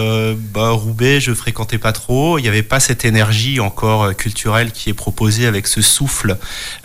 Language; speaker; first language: French; native; French